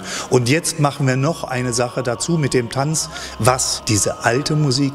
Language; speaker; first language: German; native; German